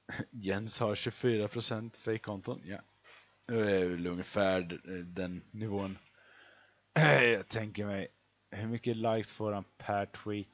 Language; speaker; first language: Swedish; native; Swedish